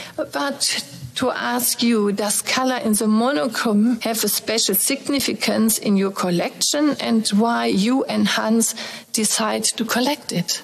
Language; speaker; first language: English; non-native, fluent; German